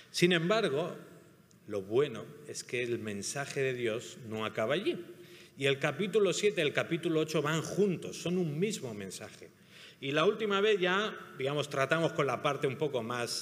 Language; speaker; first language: Spanish; native; Spanish